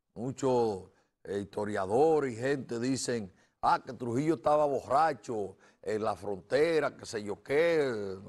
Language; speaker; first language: Spanish; native; Spanish